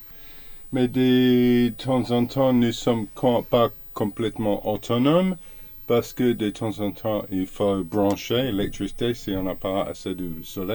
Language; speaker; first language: French; non-native, fluent; English